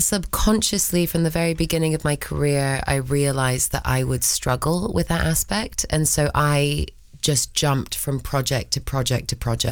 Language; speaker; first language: English; early bilingual, other home language; Spanish